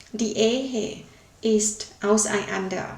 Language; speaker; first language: German; non-native, learner; Thai